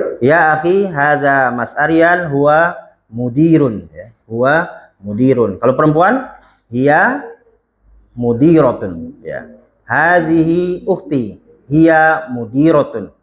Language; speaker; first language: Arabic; non-native, fluent; Indonesian